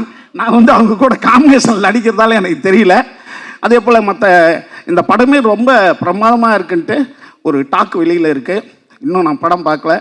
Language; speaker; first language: Tamil; native; Tamil